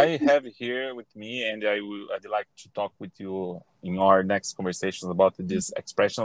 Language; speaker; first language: English; non-native, learner; Portuguese